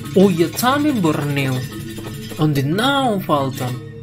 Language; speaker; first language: Portuguese; non-native, learner; Indonesian